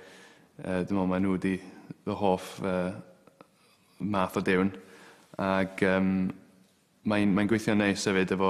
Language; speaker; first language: Welsh; native; Welsh